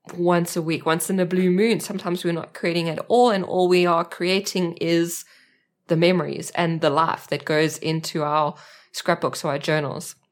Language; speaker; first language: English; native; English